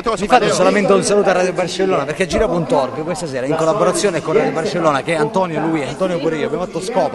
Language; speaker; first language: Italian; native; Italian